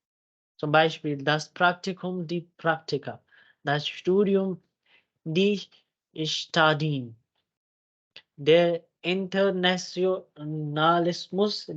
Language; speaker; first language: German; non-native, fluent; Urdu